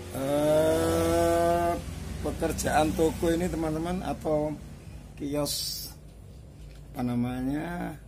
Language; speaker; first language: Indonesian; non-native, local second language; Javanese